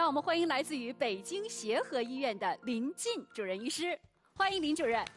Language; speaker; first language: Chinese; native; Chinese